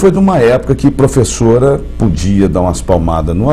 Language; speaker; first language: Portuguese; native; Portuguese